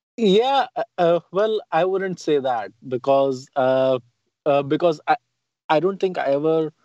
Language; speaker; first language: English; non-native, local second language; Hindi